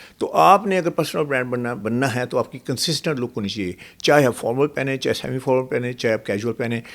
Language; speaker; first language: Urdu; native; Urdu